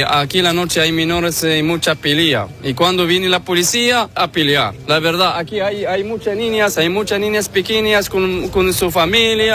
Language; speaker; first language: Spanish; non-native, learner; Arabic